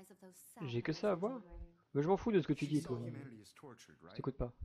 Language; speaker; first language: French; native; French